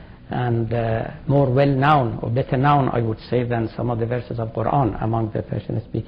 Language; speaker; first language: English; non-native, fluent; Persian